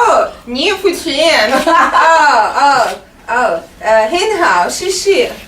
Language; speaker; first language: Chinese; non-native, learner; English